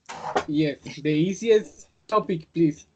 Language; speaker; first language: English; non-native, learner; Spanish